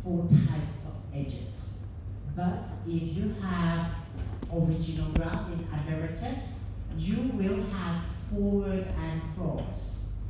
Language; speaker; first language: English; non-native, fluent; Thai